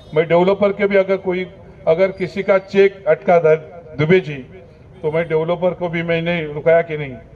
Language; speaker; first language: Hindi; non-native, local second language; Marathi